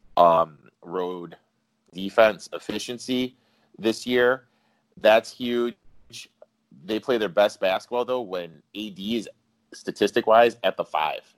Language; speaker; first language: English; native; English